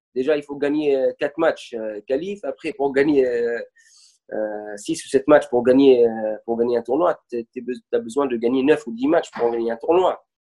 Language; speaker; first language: French; non-native, local second language; Arabic